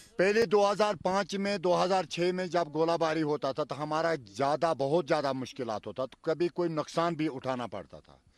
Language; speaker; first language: Hindi; non-native, local second language; Kashmiri